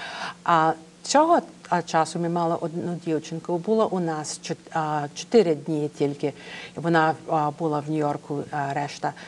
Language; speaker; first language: Ukrainian; early bilingual, heritage; Ukrainian